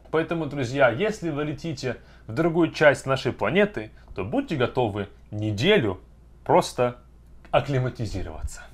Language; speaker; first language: Russian; native; Russian